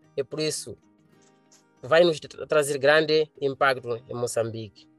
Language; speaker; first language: Portuguese; non-native, local second language; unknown